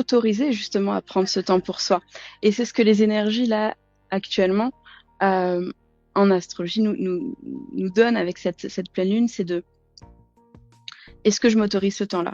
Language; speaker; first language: French; native; French